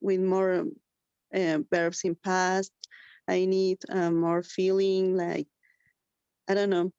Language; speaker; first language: English; non-native, learner; Spanish